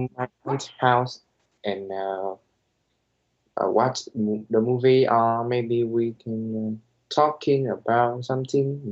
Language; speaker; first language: English; non-native, learner; Vietnamese